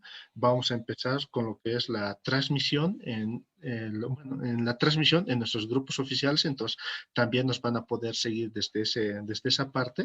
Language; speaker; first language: Spanish; native; Spanish